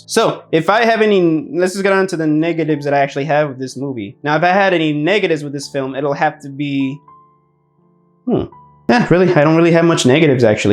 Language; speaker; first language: English; native; English